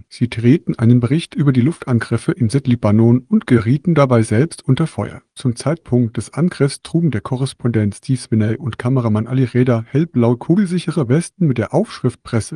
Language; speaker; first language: German; native; German